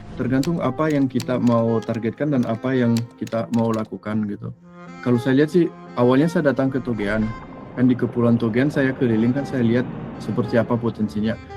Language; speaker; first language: Indonesian; non-native, fluent; French